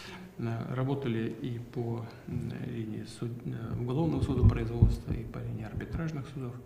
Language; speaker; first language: Russian; native; Russian